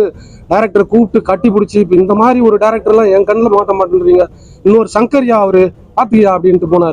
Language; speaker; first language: Tamil; native; Tamil